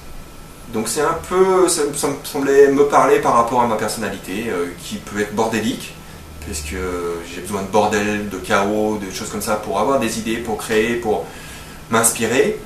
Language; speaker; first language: French; native; French